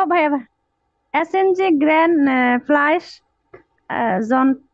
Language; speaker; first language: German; non-native, learner; Bangla